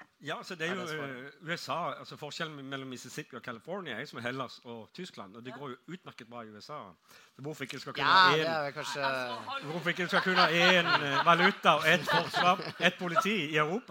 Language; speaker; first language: Norwegian; native; Norwegian